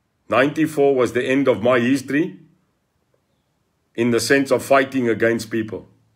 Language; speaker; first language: English; non-native, local second language; Afrikaans